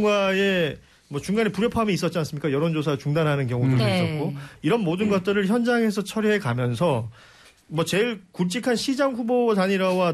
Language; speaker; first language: Korean; native; Korean